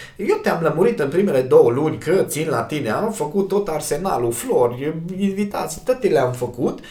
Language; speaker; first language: Romanian; native; Romanian